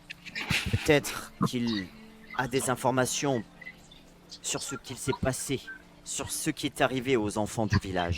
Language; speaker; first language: French; native; French